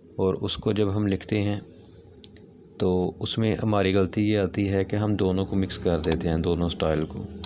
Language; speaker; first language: Urdu; non-native, local second language; Punjabi